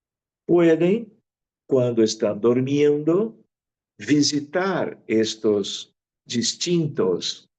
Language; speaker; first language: Spanish; non-native, fluent; Portuguese